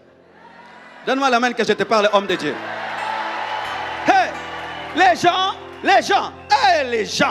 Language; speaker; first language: French; non-native, local second language; Lingala